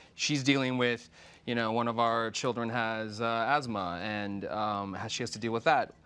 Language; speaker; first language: English; native; English